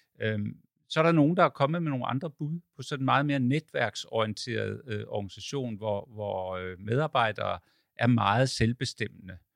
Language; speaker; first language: Danish; native; Danish